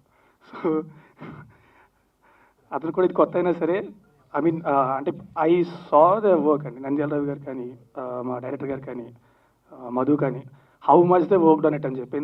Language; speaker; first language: Telugu; native; Telugu